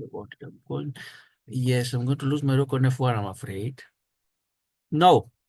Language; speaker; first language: English; non-native, fluent; Greek